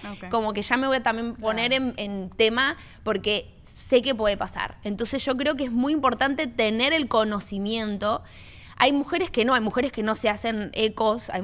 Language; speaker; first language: Spanish; native; Spanish